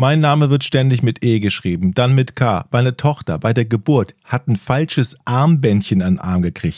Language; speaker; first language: German; native; German